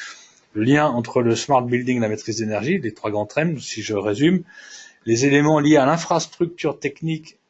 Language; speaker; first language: French; native; French